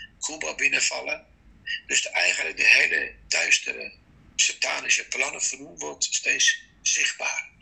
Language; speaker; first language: Dutch; non-native, fluent; Persian